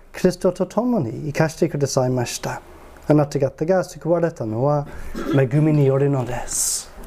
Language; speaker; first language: Japanese; non-native, fluent; English